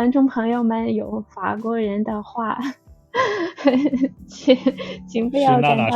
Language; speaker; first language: Chinese; non-native, fluent; Russian